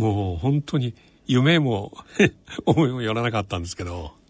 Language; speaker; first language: Japanese; non-native, fluent; Chinese